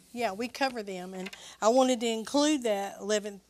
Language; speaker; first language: English; native; English